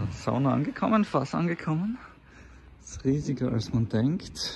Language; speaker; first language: German; native; German